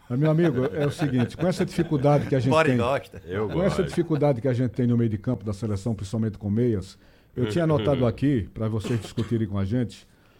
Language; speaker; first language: Portuguese; native; Portuguese